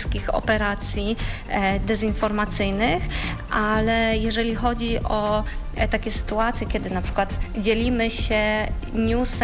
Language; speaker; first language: Polish; native; Polish